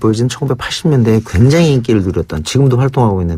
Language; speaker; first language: Korean; native; Korean